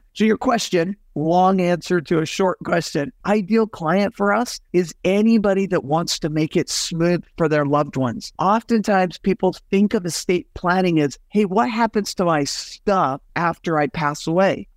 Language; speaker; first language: English; native; English